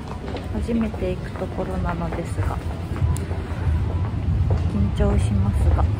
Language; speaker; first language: Japanese; non-native, fluent; Korean